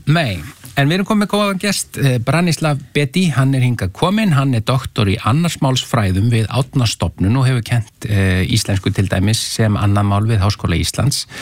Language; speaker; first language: Icelandic; native; Icelandic